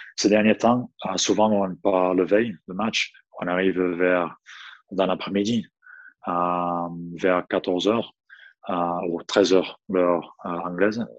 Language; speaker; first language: French; non-native, fluent; English